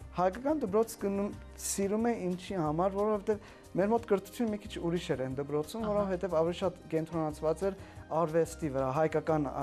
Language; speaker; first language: Armenian; early bilingual, heritage; Armenian